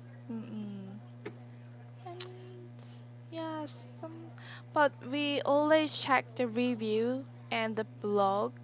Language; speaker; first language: English; non-native, learner; Korean